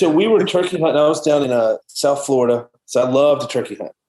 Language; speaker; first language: English; native; English